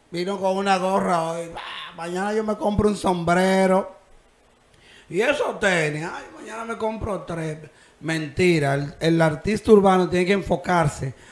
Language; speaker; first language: Spanish; native; Spanish